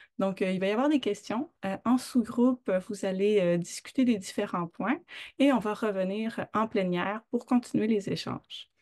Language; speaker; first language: French; native; French